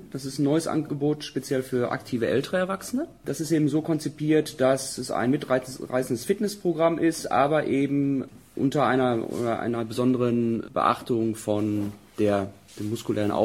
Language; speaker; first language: German; native; German